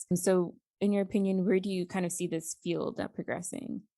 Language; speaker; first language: English; native; English